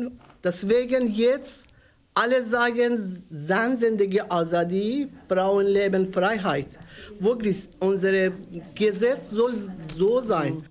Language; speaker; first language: German; non-native, learner; Persian